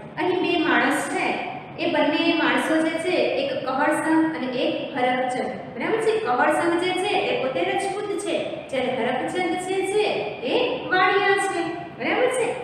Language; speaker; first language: Gujarati; native; Gujarati